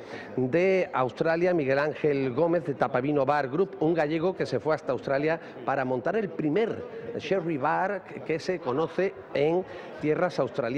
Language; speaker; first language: Spanish; native; Spanish